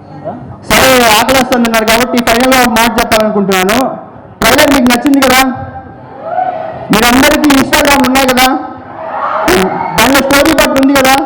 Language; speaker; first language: Telugu; native; Telugu